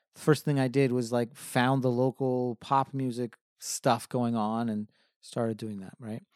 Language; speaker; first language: English; native; English